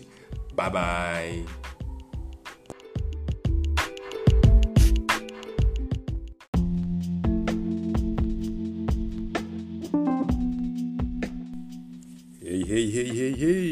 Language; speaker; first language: English; non-native, local second language; Ganda